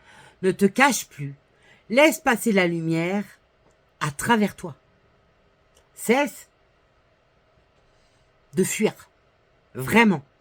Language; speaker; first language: French; native; French